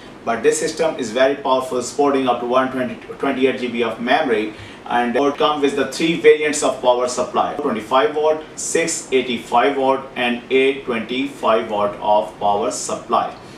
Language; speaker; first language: English; non-native, local second language; Urdu